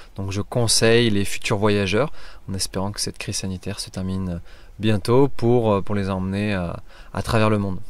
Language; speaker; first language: French; native; French